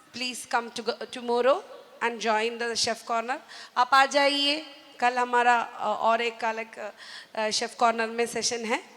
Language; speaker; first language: Hindi; non-native, local second language; Malayalam